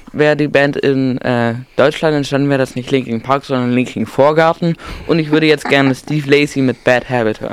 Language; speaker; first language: German; native; German